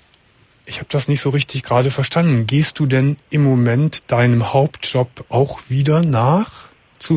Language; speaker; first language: German; native; German